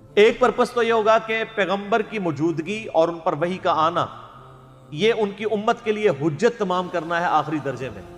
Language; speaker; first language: Urdu; non-native, local second language; Punjabi